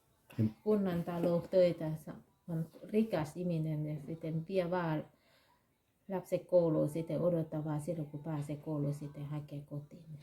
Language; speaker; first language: Finnish; non-native, learner; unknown